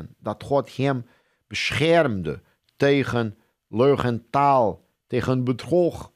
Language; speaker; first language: Dutch; non-native, fluent; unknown